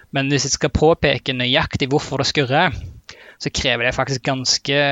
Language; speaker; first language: Norwegian; native; Norwegian